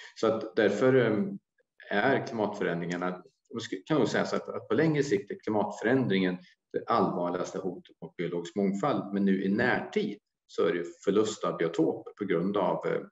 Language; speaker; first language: Swedish; native; Swedish